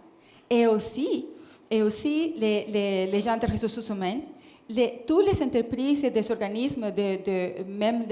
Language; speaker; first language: French; non-native, fluent; Spanish